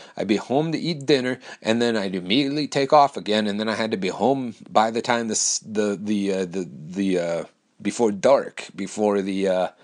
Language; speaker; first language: English; native; English